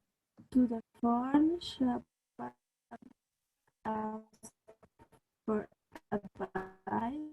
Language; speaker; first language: English; non-native, learner; Spanish